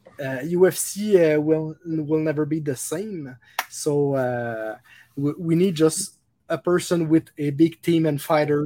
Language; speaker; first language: English; non-native, local second language; French